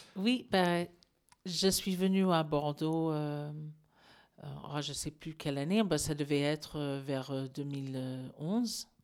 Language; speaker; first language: French; non-native, fluent; English